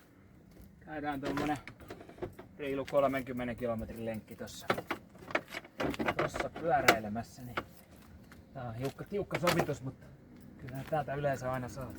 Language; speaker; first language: Finnish; native; Finnish